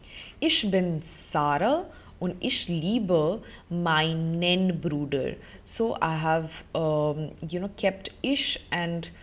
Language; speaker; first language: German; non-native, fluent; Hindi